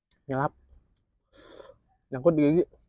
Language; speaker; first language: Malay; non-native, local second language; Sundanese